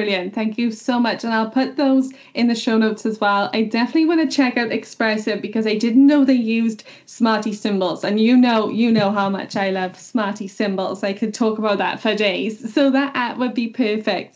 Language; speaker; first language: English; native; English